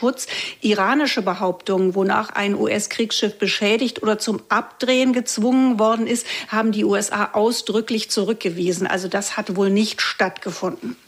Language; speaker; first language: German; native; German